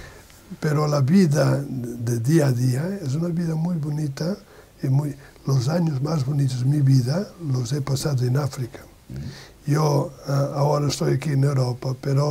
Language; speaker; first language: Spanish; non-native, learner; Portuguese